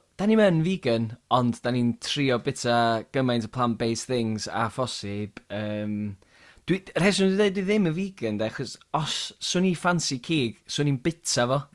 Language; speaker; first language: Welsh; native; Welsh